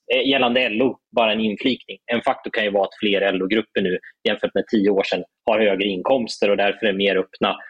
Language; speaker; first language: Swedish; native; Swedish